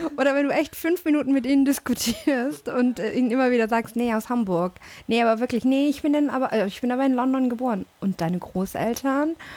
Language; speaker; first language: German; early bilingual, other home language; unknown